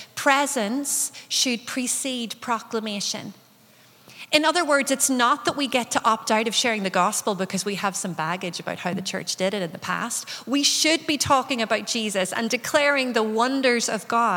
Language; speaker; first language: English; native; English